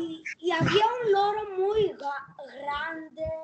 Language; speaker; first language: Spanish; early bilingual, heritage; Spanish